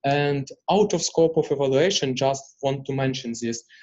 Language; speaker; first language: English; non-native, fluent; Ukrainian